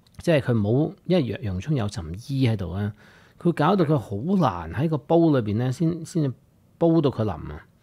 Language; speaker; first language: Cantonese; native; Cantonese